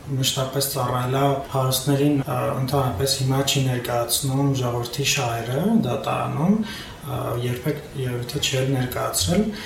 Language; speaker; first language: Armenian; native; Armenian